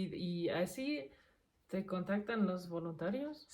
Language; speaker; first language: Spanish; non-native, fluent; German